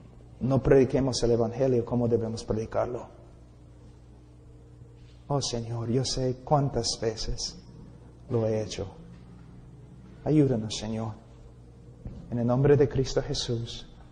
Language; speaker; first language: Spanish; non-native, fluent; English